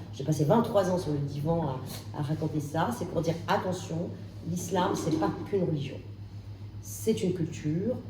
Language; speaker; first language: French; non-native, local second language; Arabic